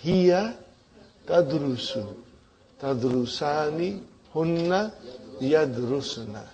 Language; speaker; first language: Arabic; non-native, fluent; Urdu